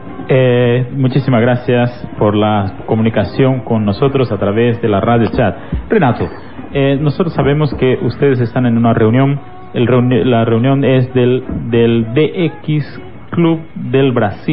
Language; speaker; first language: Spanish; native; Spanish